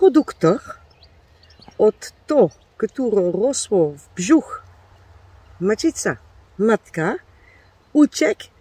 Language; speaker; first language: Polish; non-native, learner; Dutch